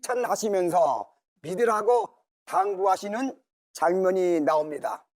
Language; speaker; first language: Korean; native; Korean